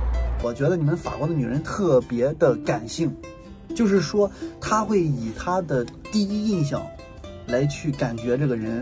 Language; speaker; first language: Chinese; native; Chinese